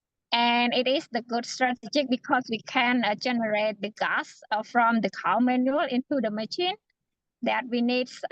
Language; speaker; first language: English; non-native, fluent; Khmer